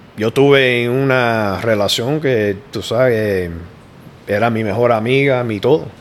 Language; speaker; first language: Spanish; early bilingual, heritage; Spanish